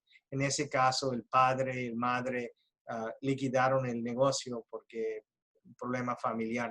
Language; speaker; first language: Spanish; early bilingual, heritage; Spanish